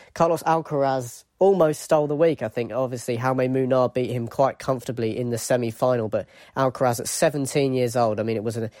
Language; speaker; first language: English; native; English